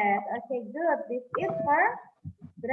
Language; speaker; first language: English; non-native, fluent; Indonesian